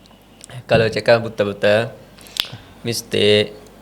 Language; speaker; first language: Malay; non-native, learner; Punjabi